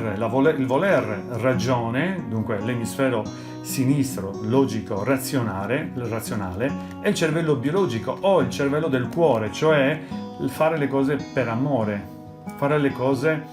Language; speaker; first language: Italian; native; Italian